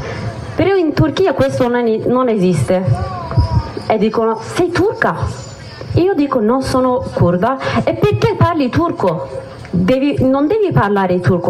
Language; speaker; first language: Italian; non-native, learner; Kurdish